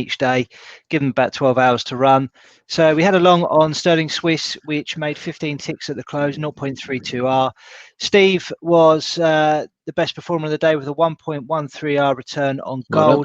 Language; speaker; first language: English; native; English